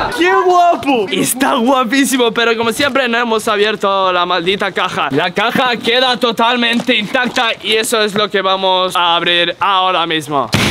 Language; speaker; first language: Spanish; native; Spanish